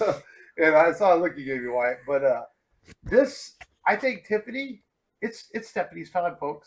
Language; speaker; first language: English; native; English